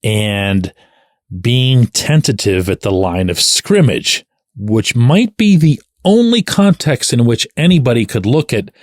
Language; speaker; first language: English; native; English